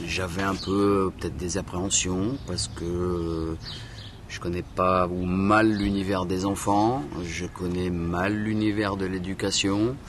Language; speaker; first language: French; native; French